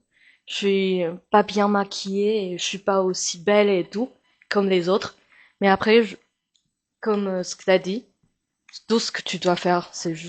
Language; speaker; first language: French; non-native, fluent; Min Nan Chinese